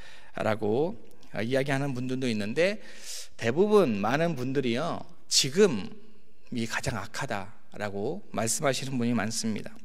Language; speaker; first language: Korean; native; Korean